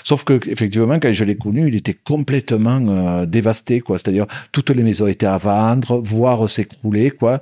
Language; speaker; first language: French; native; French